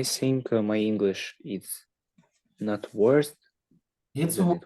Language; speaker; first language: English; non-native, learner; Ukrainian